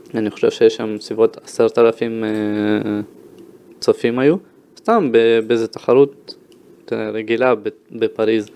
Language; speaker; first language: Hebrew; early bilingual, other home language; Ukrainian